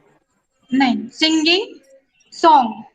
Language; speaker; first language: English; non-native, learner; Hindi